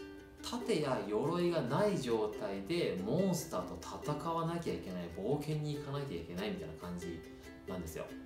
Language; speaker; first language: Japanese; native; Japanese